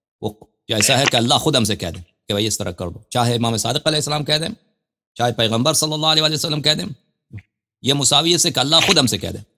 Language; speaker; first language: Urdu; non-native, fluent; Persian